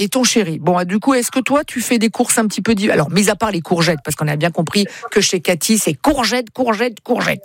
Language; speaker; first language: French; native; French